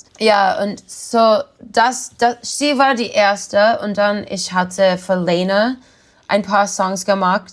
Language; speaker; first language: German; non-native, learner; English